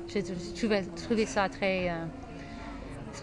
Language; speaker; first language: French; non-native, fluent; English